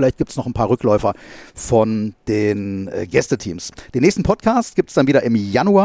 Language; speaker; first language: German; native; German